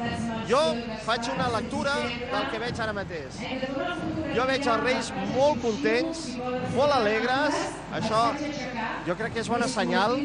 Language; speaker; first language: Catalan; native; Catalan